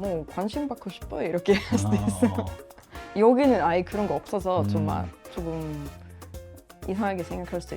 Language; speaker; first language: Korean; non-native, fluent; Swedish